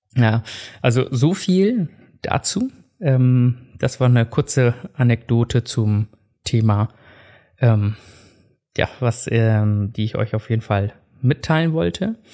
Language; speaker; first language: German; early bilingual, other home language; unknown